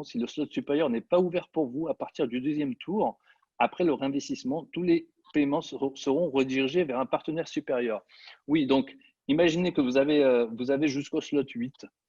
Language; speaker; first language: French; native; French